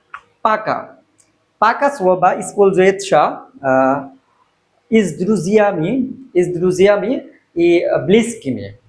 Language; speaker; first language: Russian; non-native, learner; Bangla